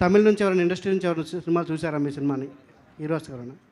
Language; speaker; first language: Telugu; native; Telugu